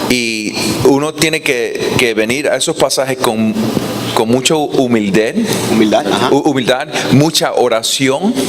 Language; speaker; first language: Spanish; non-native, fluent; English